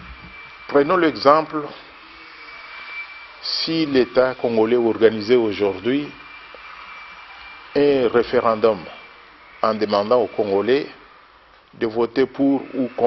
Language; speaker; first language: French; non-native, local second language; Luba-Lulua